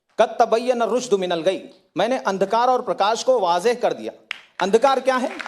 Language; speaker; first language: Hindi; native; Hindi